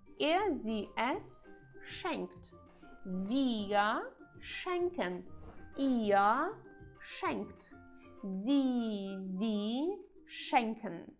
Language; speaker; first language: German; non-native, fluent; Ukrainian